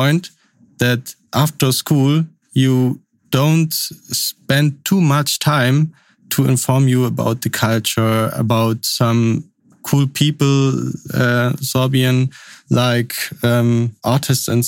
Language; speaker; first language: English; non-native, fluent; Upper Sorbian